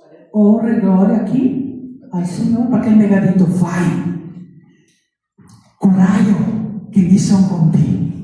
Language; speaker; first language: Italian; non-native, local second language; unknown